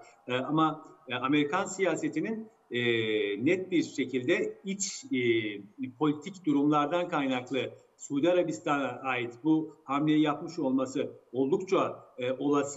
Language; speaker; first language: Turkish; native; Turkish